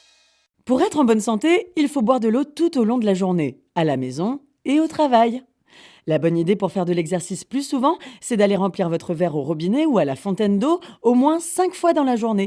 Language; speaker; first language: French; native; French